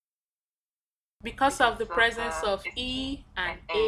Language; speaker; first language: English; non-native, local second language; Igbo